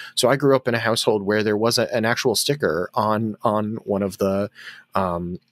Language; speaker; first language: English; native; English